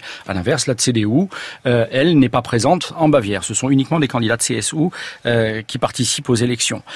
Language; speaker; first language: French; native; French